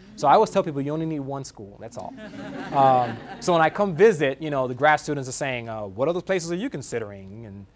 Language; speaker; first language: English; native; English